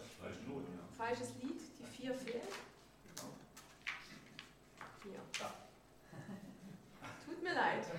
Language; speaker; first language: German; non-native, learner; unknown